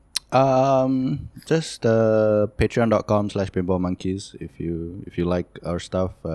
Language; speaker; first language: English; non-native, local second language; Malay